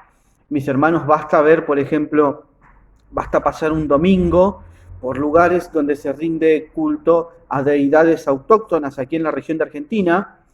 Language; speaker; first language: Spanish; native; Spanish